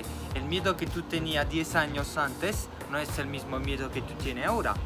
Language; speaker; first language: Spanish; non-native, fluent; Italian